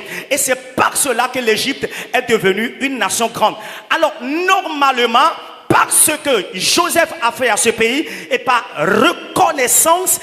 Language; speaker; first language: French; non-native, local second language; Ewe